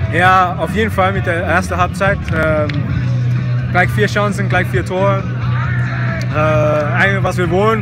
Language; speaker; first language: German; non-native, learner; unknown